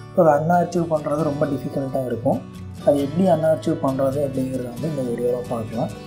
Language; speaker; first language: Tamil; native; Tamil